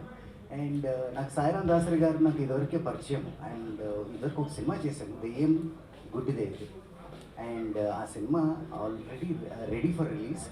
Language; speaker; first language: Telugu; native; Telugu